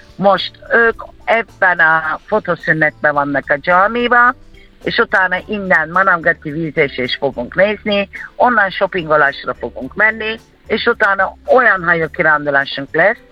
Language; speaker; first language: Hungarian; non-native, fluent; Turkish